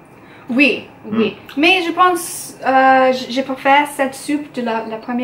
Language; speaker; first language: French; non-native, learner; English